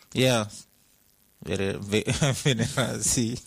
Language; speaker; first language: Spanish; non-native, fluent; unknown